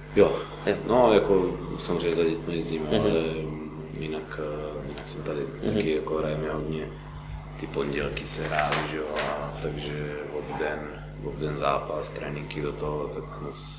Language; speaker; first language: Czech; non-native, fluent; Slovenian